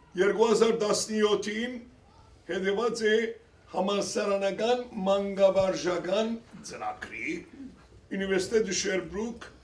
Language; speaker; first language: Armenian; early bilingual, heritage; Armenian